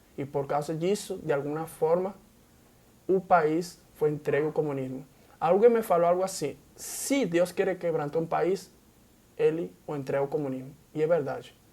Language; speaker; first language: Portuguese; non-native, fluent; Spanish